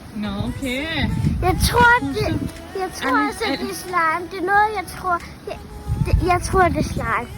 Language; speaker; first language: Danish; non-native, learner; Thai